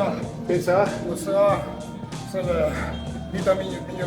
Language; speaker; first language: Estonian; non-native, learner; Russian